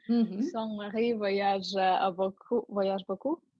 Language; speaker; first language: French; non-native, learner; Russian